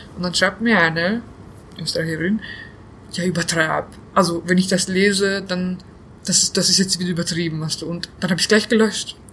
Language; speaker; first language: German; early bilingual, other home language; Bosnian